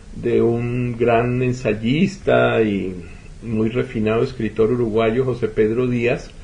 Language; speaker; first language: Spanish; native; Spanish